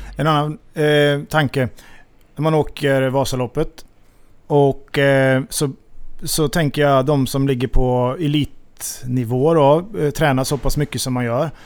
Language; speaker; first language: Swedish; native; Swedish